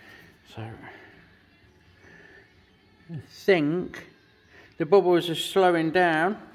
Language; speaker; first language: English; native; English